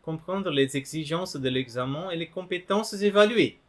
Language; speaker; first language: French; non-native, fluent; Portuguese